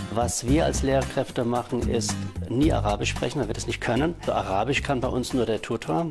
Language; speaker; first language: German; native; German